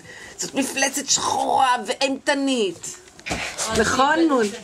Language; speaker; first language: Hebrew; native; Hebrew